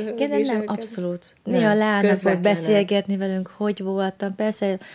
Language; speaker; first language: Hungarian; early bilingual, other home language; Vietnamese